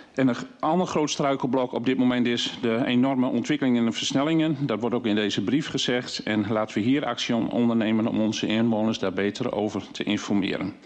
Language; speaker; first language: Dutch; native; Dutch